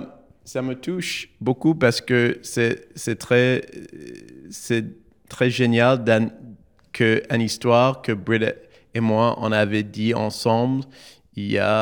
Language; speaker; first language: French; non-native, learner; English